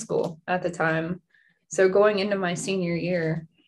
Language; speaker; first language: English; native; English